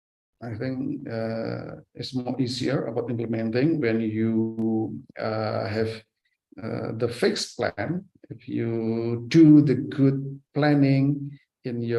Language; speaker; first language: English; non-native, fluent; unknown